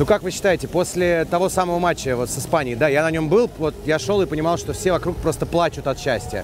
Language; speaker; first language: Russian; native; Russian